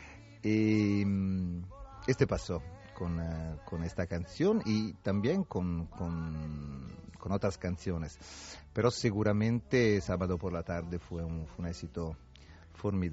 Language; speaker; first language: Spanish; non-native, fluent; Italian